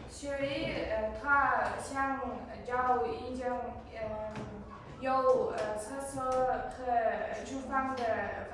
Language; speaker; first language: Chinese; non-native, learner; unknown